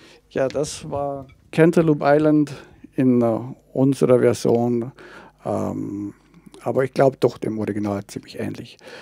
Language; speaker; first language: German; native; German